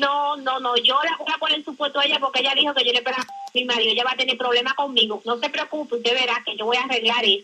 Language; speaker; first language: Spanish; native; Spanish